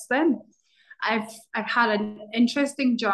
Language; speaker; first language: English; native; English